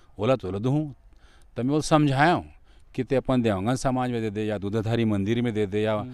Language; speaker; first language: Hindi; native; Hindi